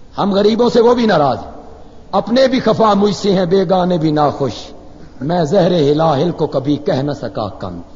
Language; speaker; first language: Urdu; non-native, local second language; Punjabi